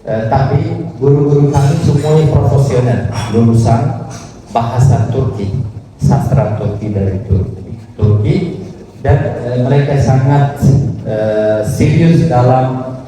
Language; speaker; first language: Indonesian; non-native, fluent; Turkish